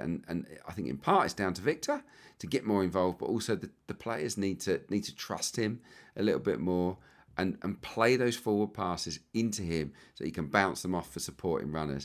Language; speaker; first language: English; native; English